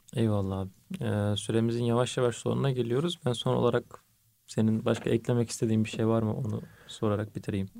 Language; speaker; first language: Turkish; native; Turkish